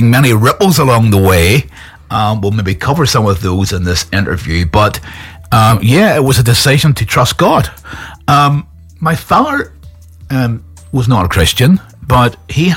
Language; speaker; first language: English; native; English